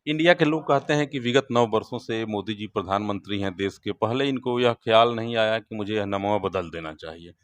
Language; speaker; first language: Hindi; native; Hindi